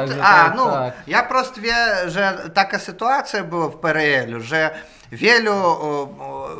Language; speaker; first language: Polish; non-native, fluent; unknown